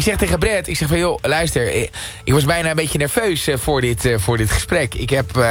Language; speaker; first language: Dutch; native; Dutch